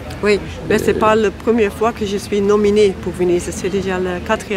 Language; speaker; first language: French; non-native, local second language; Dutch